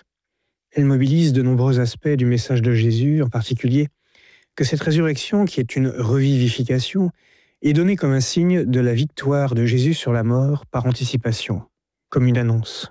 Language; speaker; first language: French; native; French